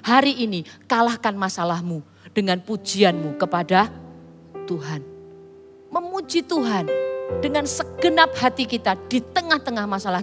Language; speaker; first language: Indonesian; native; Indonesian